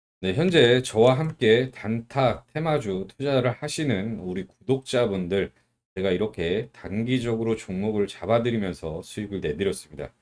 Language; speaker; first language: Korean; native; Korean